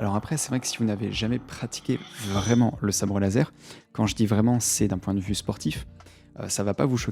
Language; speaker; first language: French; native; French